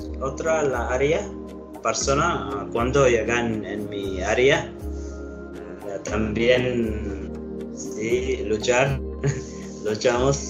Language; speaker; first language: Spanish; non-native, learner; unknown